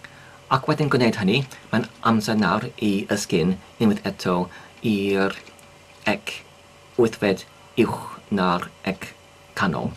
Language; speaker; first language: Welsh; non-native, learner; English